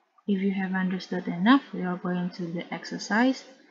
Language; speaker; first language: English; non-native, fluent; Indonesian